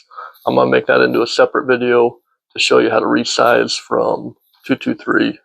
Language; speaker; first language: English; native; English